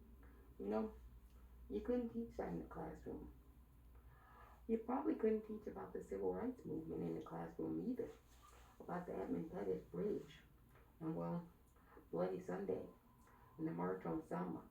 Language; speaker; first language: English; native; English